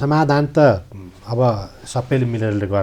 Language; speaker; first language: Nepali; native; Nepali